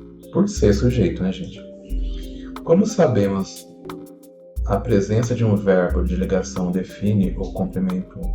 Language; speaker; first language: Portuguese; native; Portuguese